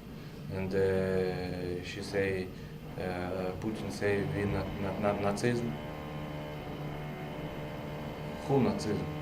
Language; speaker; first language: English; non-native, learner; Russian